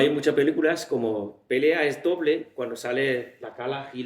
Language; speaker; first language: Spanish; non-native, learner; Chinese